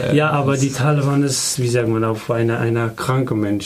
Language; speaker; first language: German; non-native, learner; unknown